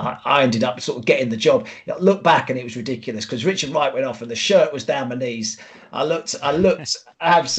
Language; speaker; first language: English; native; English